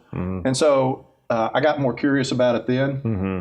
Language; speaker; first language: English; native; English